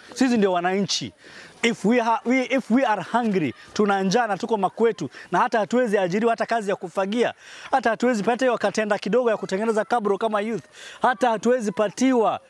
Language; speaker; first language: Swahili; native; Swahili